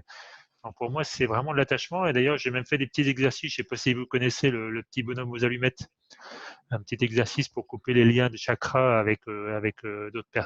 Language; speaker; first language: French; native; French